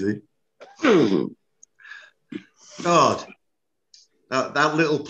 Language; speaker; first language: English; native; English